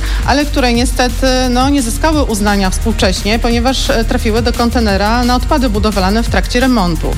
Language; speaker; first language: Polish; native; Polish